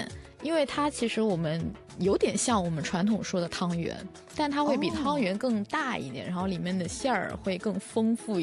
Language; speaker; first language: Chinese; native; Chinese